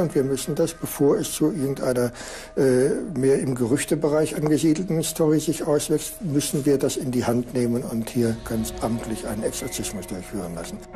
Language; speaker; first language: German; native; German